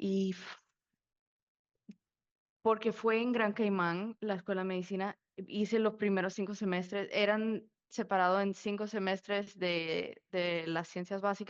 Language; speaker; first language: Spanish; early bilingual, heritage; Spanish